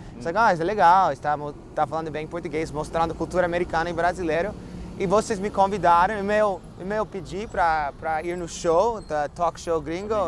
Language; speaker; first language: Portuguese; non-native, fluent; English